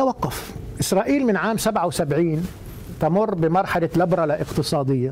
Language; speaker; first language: Arabic; native; Arabic